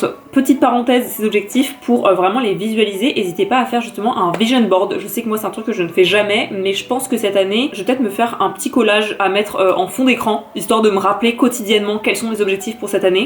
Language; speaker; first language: French; native; French